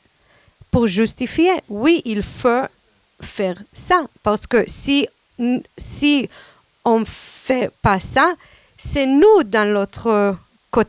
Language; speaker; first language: French; non-native, fluent; Hebrew